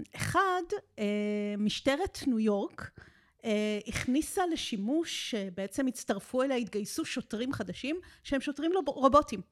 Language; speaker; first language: Hebrew; native; Hebrew